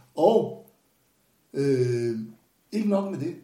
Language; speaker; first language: Danish; non-native, fluent; Portuguese